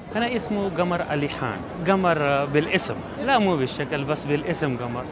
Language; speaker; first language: Arabic; non-native, learner; Urdu